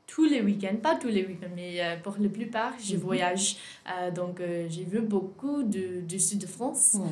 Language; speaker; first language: French; non-native, learner; English